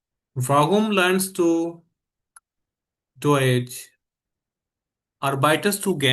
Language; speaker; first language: German; non-native, fluent; Urdu